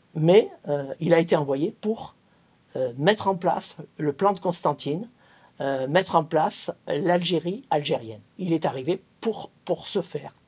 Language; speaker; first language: French; native; French